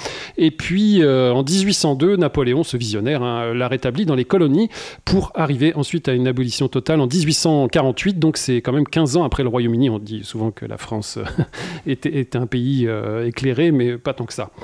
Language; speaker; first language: French; native; French